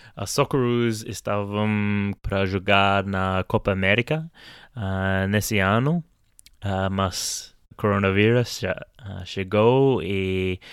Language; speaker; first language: Portuguese; non-native, fluent; English